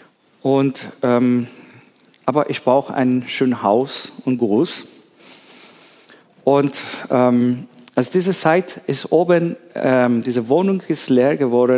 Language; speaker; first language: German; non-native, learner; Persian